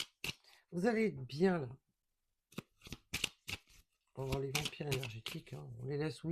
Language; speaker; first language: French; native; French